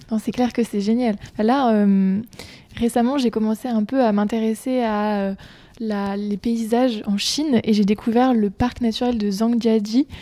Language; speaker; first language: French; native; French